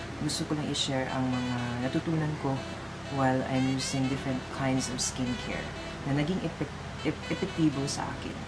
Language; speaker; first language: Filipino; non-native, local second language; Cebuano